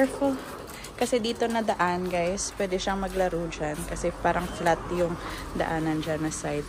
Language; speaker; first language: Filipino; non-native, local second language; Hiligaynon